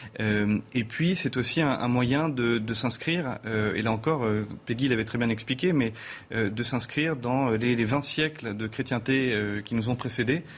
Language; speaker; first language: French; native; French